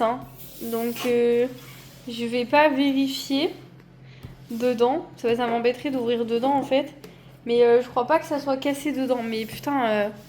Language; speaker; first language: French; native; French